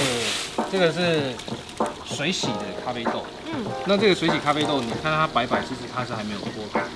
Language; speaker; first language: Chinese; native; Chinese